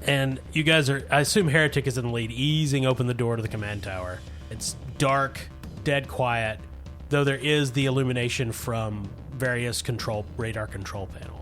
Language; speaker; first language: English; native; English